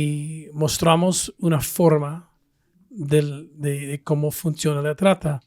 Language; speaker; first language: Spanish; non-native, fluent; English